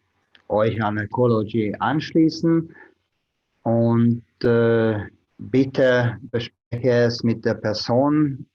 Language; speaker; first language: German; non-native, fluent; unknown